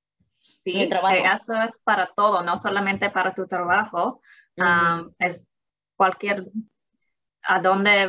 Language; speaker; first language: Spanish; early bilingual, heritage; English